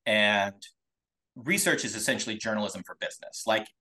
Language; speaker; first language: English; native; English